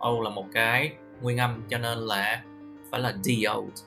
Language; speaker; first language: Vietnamese; native; Vietnamese